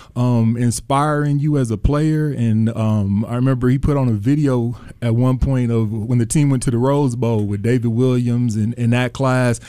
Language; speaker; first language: English; native; English